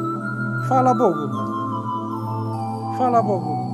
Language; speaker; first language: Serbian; non-native, local second language; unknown